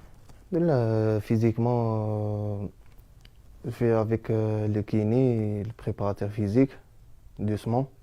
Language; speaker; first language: French; non-native, learner; Arabic